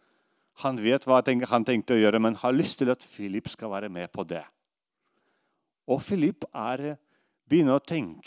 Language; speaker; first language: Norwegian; non-native, fluent; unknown